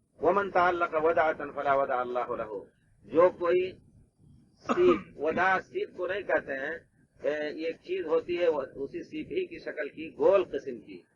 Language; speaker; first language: Urdu; native; Urdu